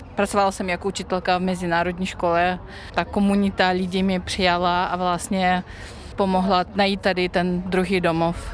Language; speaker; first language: Czech; non-native, fluent; Russian